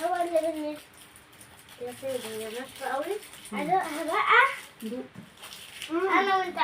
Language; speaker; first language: Arabic; native; Arabic